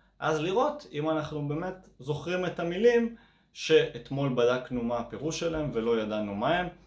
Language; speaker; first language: Hebrew; native; Hebrew